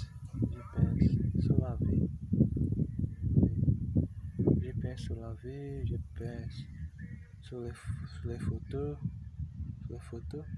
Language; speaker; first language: French; non-native, learner; Portuguese